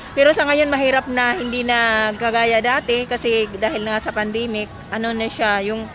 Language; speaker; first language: Filipino; non-native, local second language; Cebuano